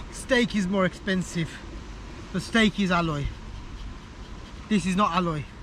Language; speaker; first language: English; native; English